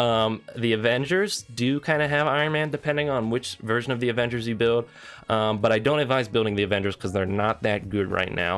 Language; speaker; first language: English; native; English